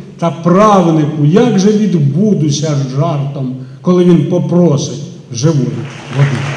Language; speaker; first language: Ukrainian; native; Ukrainian